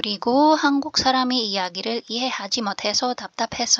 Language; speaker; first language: Korean; non-native, fluent; Filipino